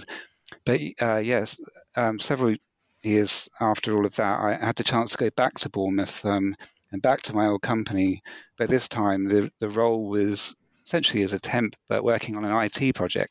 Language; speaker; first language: English; native; English